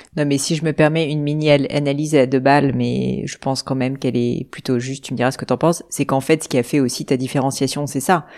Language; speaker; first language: French; native; French